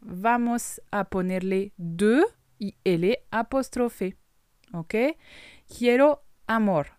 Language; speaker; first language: Spanish; non-native, fluent; French